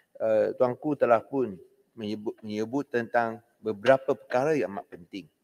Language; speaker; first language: Malay; non-native, local second language; Chinese